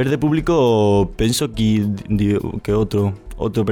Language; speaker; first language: Italian; non-native, learner; Spanish